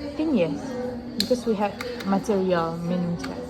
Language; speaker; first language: English; non-native, learner; Indonesian